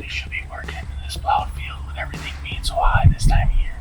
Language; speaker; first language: English; native; English